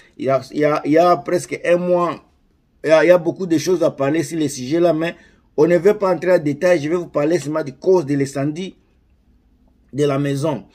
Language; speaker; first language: French; non-native, local second language; Lingala